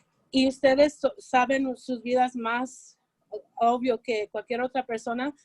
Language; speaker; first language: Spanish; early bilingual, heritage; Spanish